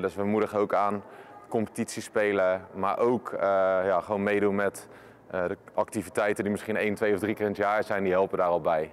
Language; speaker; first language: Dutch; native; Dutch